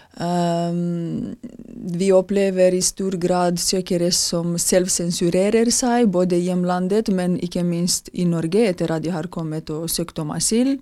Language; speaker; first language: Norwegian; non-native, fluent; Romanian